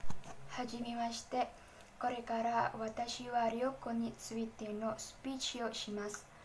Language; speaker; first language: Japanese; non-native, learner; Indonesian